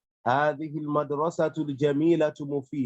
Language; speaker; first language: Arabic; non-native, fluent; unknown